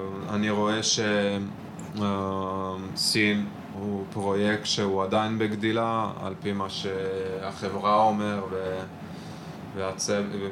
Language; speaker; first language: Hebrew; non-native, fluent; Italian